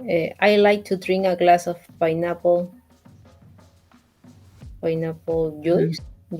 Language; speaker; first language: English; non-native, learner; Spanish